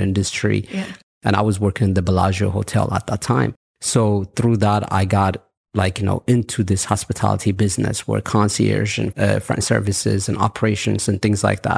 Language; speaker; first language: English; early bilingual, other home language; Amharic